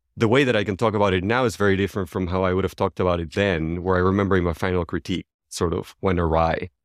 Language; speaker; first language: English; non-native, fluent; Spanish